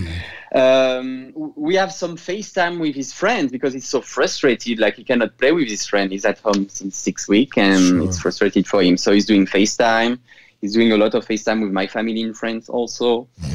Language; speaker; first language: English; non-native, fluent; French